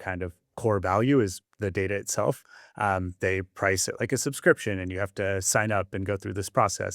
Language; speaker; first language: English; native; English